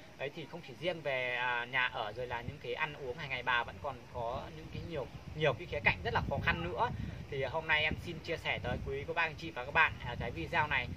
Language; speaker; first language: Vietnamese; non-native, local second language; Hmong